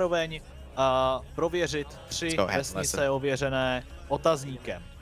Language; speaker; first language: Czech; native; Czech